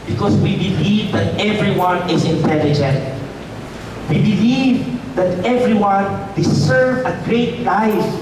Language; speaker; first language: English; non-native, local second language; Filipino